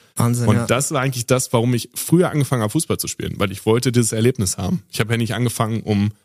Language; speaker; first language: German; native; German